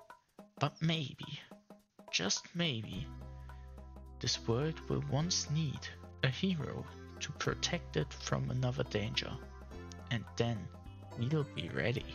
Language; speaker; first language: English; non-native, fluent; German